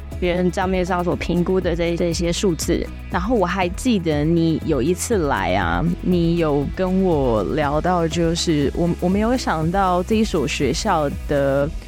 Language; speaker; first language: Chinese; native; Chinese